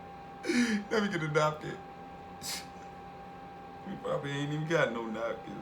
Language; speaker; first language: English; native; English